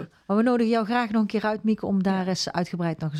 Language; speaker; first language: Dutch; native; Dutch